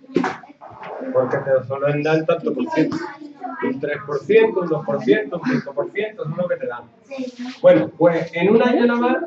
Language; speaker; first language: Spanish; native; Spanish